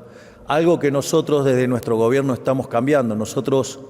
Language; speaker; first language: Spanish; native; Spanish